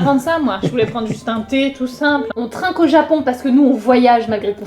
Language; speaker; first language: French; native; French